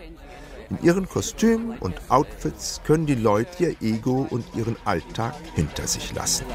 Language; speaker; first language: German; native; German